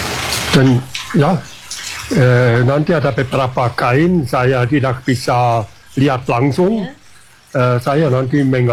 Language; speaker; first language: Indonesian; non-native, fluent; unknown